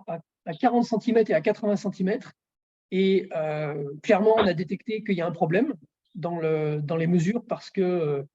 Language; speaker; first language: French; native; French